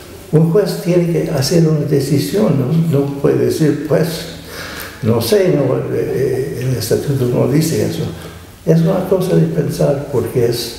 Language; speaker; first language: Spanish; non-native, fluent; English